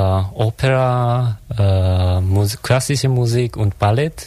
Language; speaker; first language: German; non-native, learner; Japanese